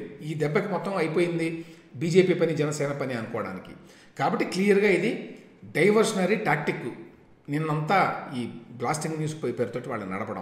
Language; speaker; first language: Telugu; native; Telugu